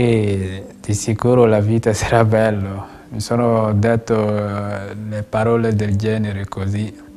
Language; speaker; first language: Italian; non-native, fluent; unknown